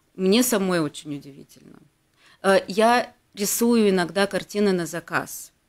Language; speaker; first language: Russian; native; Russian